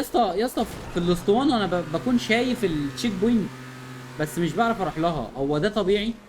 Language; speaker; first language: Arabic; native; Arabic